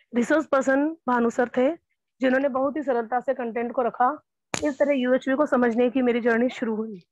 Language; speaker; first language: Hindi; native; Hindi